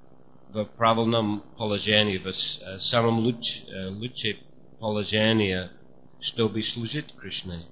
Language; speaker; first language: Russian; non-native, fluent; English